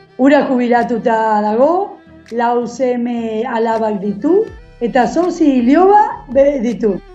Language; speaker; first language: Basque; non-native, learner; Spanish